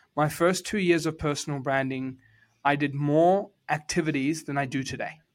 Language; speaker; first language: English; native; English